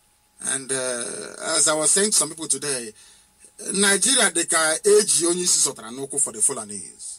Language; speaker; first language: English; non-native, local second language; Igbo